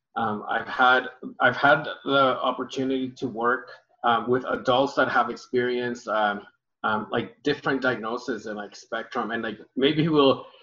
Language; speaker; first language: English; early bilingual, other home language; Spanish